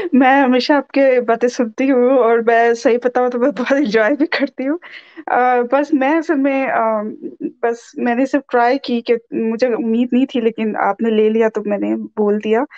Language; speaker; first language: Urdu; native; Urdu